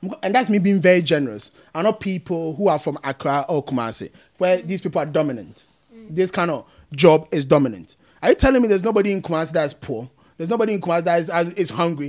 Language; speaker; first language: English; non-native, local second language; Akan